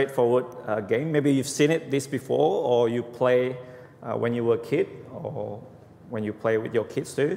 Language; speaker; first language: English; non-native, fluent; Indonesian